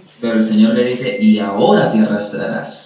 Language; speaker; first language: Spanish; native; Spanish